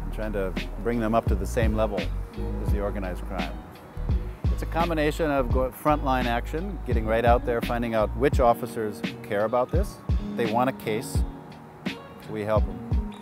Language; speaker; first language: English; native; English